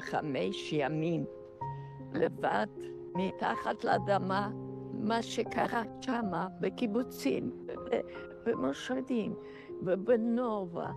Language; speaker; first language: Hebrew; non-native, fluent; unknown